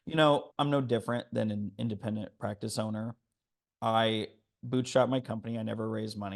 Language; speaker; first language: English; native; English